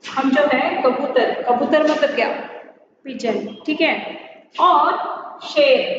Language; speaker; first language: Hindi; non-native, local second language; Tamil